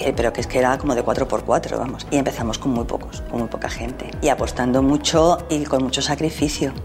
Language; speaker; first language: Spanish; native; Spanish